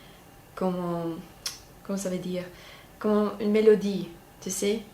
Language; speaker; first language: French; non-native, learner; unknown